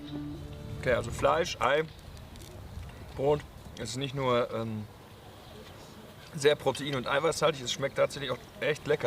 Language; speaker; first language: German; native; German